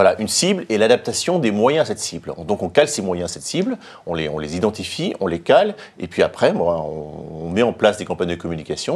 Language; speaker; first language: French; native; French